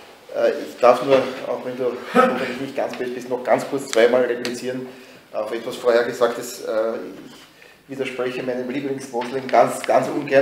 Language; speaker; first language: German; native; German